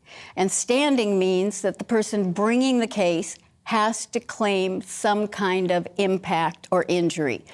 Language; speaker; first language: English; native; English